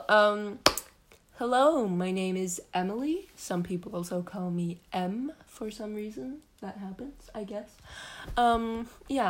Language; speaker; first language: English; non-native, fluent; Danish